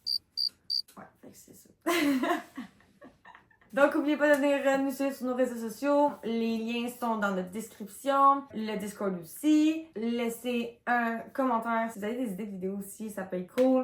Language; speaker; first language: French; native; French